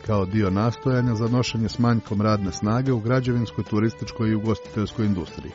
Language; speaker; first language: Croatian; native; Croatian